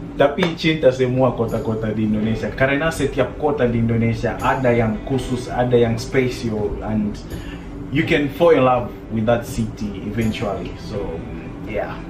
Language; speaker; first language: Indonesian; non-native, fluent; Nyanja